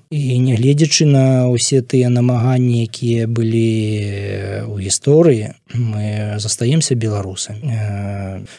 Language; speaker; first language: Belarusian; non-native, local second language; Russian